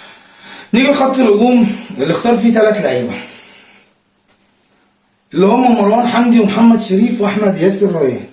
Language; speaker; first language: Arabic; native; Arabic